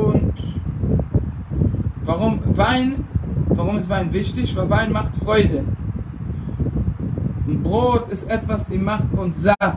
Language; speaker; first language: German; non-native, fluent; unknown